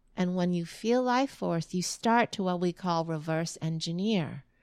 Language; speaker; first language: English; early bilingual, other home language; Vietnamese